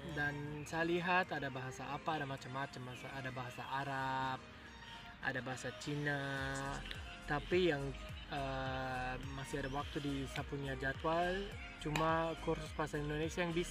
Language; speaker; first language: Indonesian; non-native, fluent; German